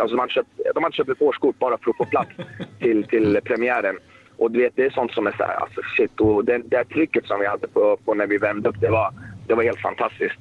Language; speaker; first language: Swedish; native; Swedish